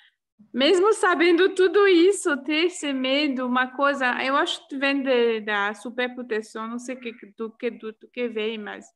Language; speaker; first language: Portuguese; non-native, fluent; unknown